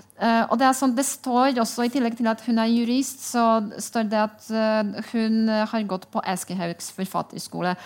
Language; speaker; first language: Norwegian; non-native, fluent; Polish